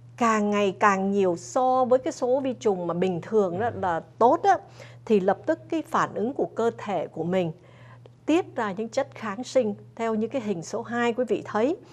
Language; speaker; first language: Vietnamese; early bilingual, other home language; English